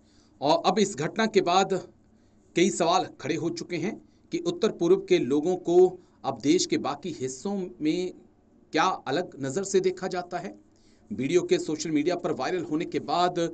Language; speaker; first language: Hindi; native; Hindi